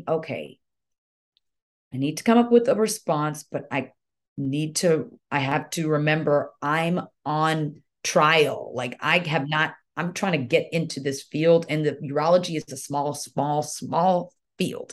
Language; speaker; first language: English; early bilingual, other home language; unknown